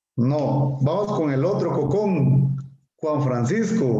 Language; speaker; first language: Spanish; native; Spanish